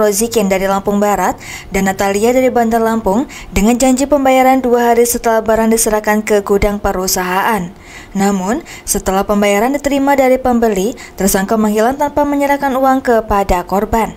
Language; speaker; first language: Indonesian; native; Indonesian